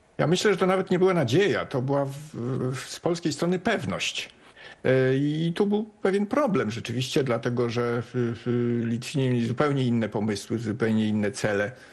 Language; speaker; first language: Polish; native; Polish